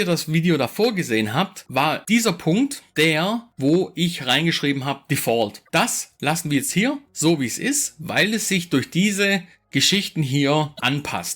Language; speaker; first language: German; native; German